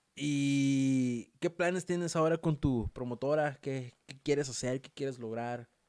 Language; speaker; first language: Spanish; native; Spanish